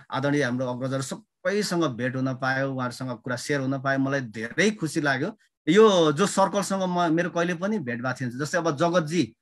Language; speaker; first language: Nepali; non-native, local second language; Limbu